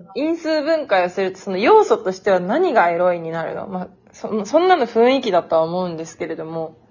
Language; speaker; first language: Japanese; non-native, fluent; Chinese